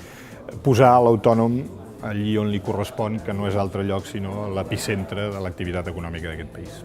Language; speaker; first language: Catalan; native; Catalan